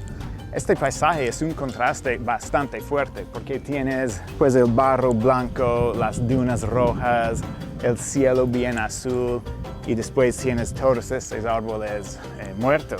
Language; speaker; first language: Spanish; non-native, fluent; English